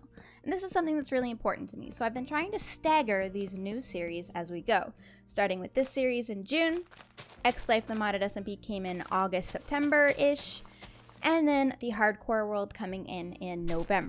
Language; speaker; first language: English; native; English